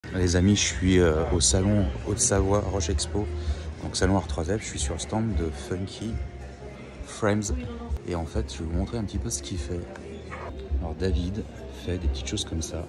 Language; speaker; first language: French; native; French